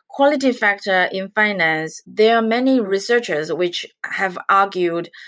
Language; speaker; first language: English; non-native, fluent; Chinese